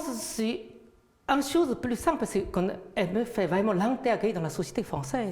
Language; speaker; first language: French; non-native, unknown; Chinese